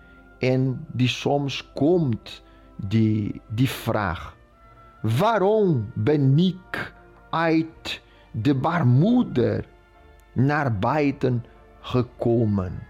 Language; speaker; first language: Dutch; non-native, fluent; Portuguese